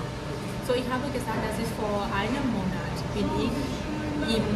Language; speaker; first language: German; non-native, learner; Thai